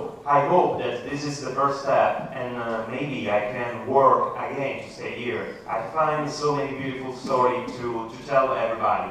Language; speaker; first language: English; non-native, learner; Italian